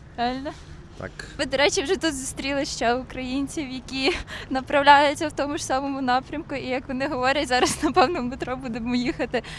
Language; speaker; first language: Ukrainian; native; Ukrainian